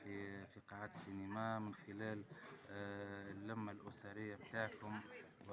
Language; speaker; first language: Arabic; native; Arabic